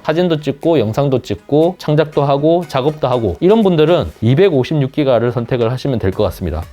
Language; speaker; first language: Korean; native; Korean